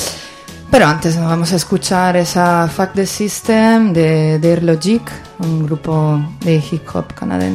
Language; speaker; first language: Spanish; native; Spanish